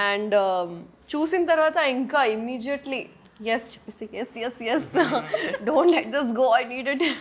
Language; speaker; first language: Telugu; non-native, local second language; Urdu